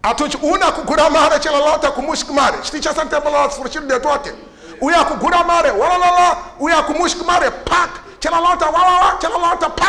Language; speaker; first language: Romanian; non-native, learner; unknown